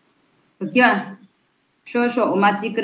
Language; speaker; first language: Japanese; non-native, fluent; Vietnamese